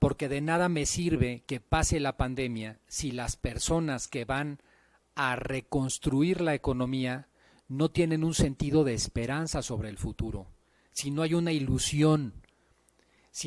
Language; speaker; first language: Spanish; native; Spanish